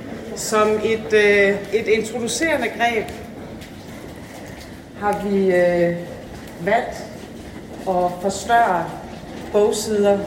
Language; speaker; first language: Danish; native; Danish